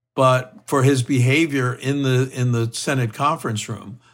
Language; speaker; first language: English; native; English